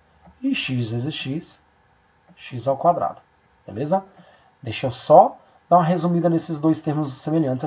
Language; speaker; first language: Portuguese; native; Portuguese